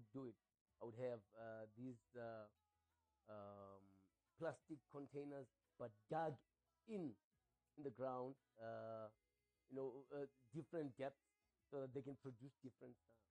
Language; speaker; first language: English; non-native, local second language; Xhosa